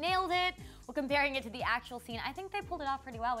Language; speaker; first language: English; native; English